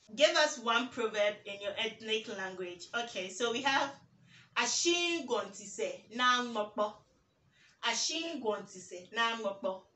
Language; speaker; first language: English; non-native, local second language; Ga